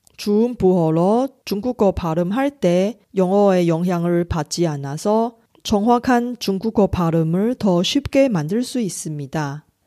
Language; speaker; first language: Korean; non-native, fluent; Chinese